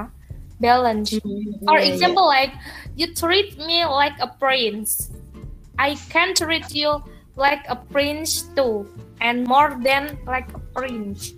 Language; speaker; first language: English; non-native, learner; Indonesian